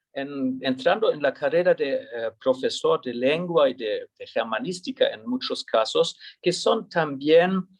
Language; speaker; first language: Spanish; non-native, fluent; German